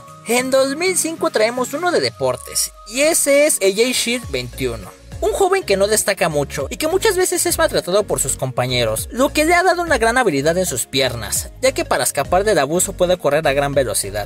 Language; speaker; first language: Spanish; native; Spanish